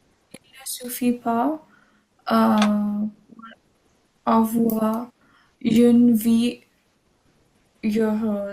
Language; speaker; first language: French; non-native, learner; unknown